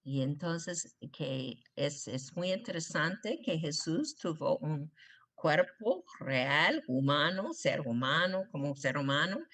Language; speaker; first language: Spanish; non-native, learner; English